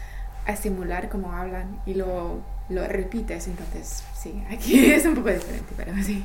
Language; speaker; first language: Spanish; non-native, fluent; English